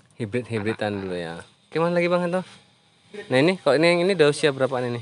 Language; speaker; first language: Indonesian; native; Indonesian